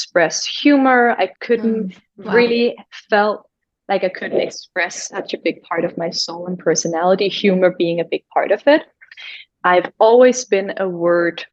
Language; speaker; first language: English; non-native, fluent; Danish